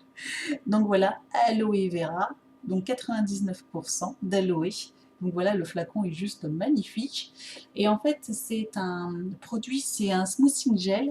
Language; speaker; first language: French; native; French